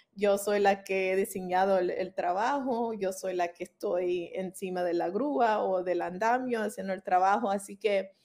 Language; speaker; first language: Spanish; early bilingual, heritage; Spanish